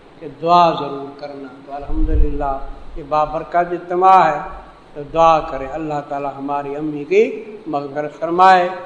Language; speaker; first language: Urdu; non-native, local second language; Saraiki